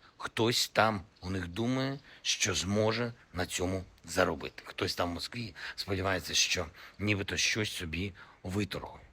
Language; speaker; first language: Ukrainian; non-native, local second language; Russian